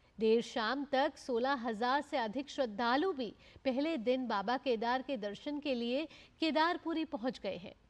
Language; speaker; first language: Hindi; native; Hindi